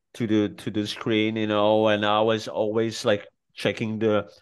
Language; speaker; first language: English; non-native, fluent; Czech